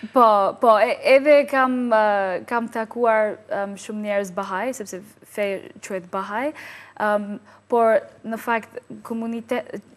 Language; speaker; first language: Albanian; non-native, learner; English